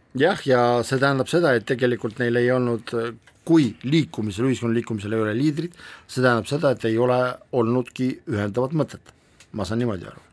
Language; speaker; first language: Estonian; non-native, local second language; Russian